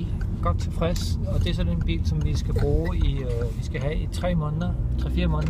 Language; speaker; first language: Danish; native; Danish